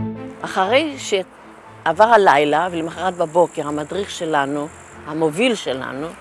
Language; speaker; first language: Hebrew; non-native, fluent; Yiddish